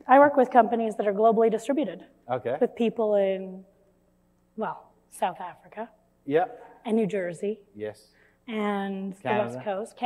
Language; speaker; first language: English; native; English